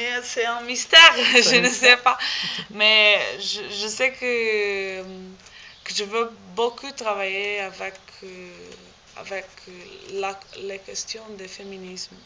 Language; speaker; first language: French; non-native, learner; Portuguese